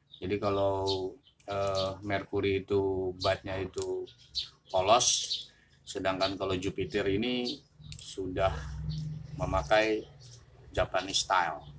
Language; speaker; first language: Indonesian; native; Indonesian